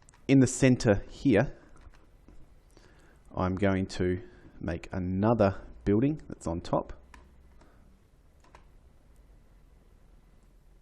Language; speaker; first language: English; native; English